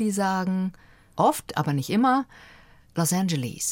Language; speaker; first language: German; native; German